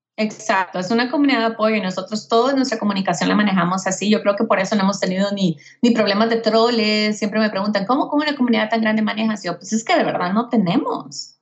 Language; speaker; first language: Spanish; native; Spanish